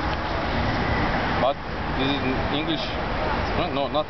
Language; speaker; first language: English; non-native, learner; Turkish